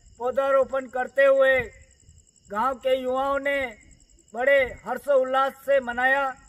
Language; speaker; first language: Hindi; native; Hindi